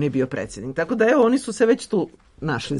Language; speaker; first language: Serbian; native; Serbian